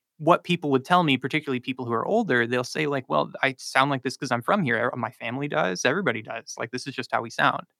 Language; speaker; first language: English; native; English